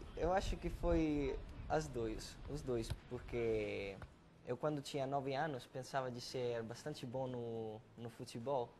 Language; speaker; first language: Portuguese; early bilingual, heritage; Italian